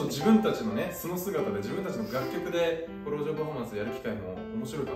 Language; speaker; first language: Japanese; native; Japanese